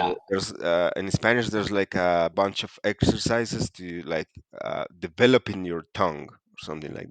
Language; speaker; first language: English; non-native, fluent; Spanish